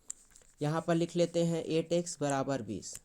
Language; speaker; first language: Hindi; native; Hindi